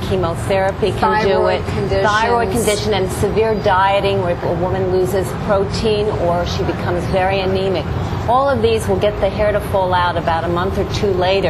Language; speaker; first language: English; native; English